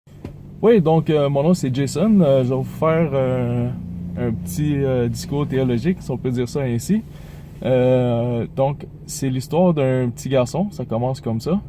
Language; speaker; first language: French; native; French